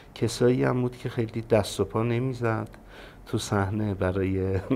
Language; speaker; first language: Persian; non-native, local second language; Azerbaijani